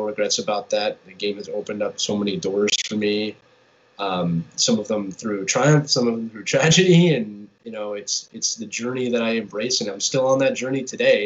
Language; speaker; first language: English; native; English